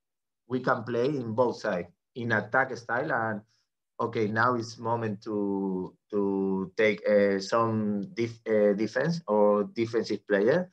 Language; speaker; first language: English; non-native, fluent; Spanish